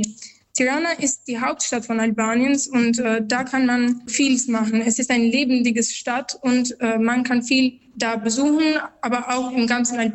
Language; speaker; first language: German; non-native, learner; Albanian